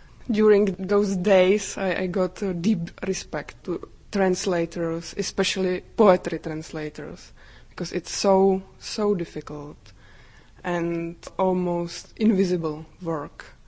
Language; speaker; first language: English; non-native, fluent; Czech